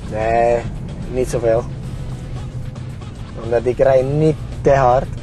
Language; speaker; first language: Dutch; non-native, learner; Estonian